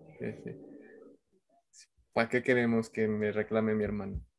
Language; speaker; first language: Spanish; native; Spanish